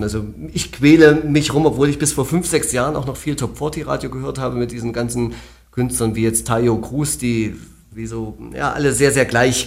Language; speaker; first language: German; native; German